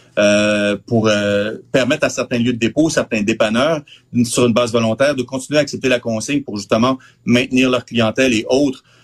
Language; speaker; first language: French; native; French